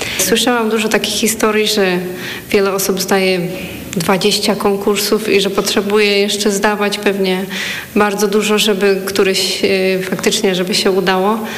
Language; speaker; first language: Polish; native; Polish